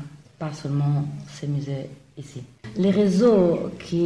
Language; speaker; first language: French; non-native, fluent; Italian